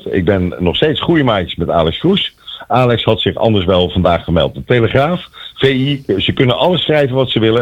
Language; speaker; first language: Dutch; native; Dutch